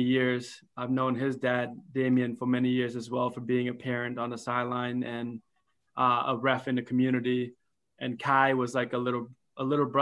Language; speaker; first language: English; early bilingual, other home language; Khmer